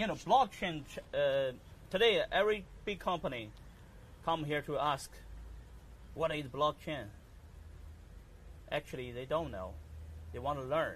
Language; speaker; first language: English; non-native, learner; Chinese